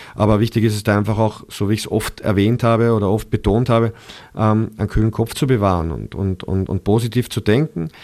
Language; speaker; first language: German; native; German